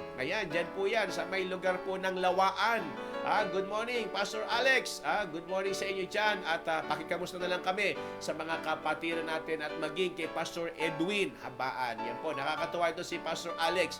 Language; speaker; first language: Filipino; native; Filipino